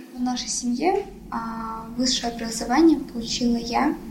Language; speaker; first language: Russian; early bilingual, other home language; Persian